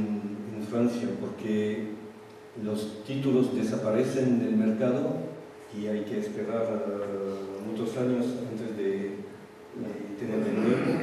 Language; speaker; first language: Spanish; non-native, fluent; French